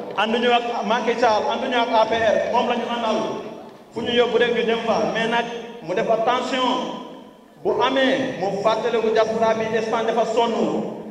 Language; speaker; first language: Wolof; non-native, local second language; Fula